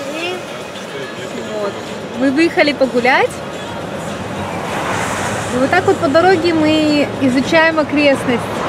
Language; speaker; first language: Russian; native; Russian